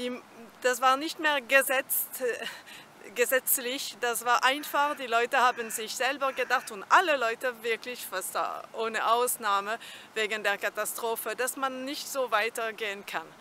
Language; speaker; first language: German; non-native, fluent; French